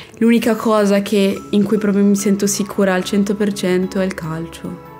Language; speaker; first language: Italian; early bilingual, other home language; Arabic